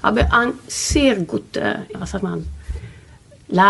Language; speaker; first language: German; non-native, learner; Swedish